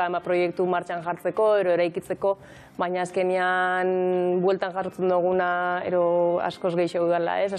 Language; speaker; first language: Basque; native; Basque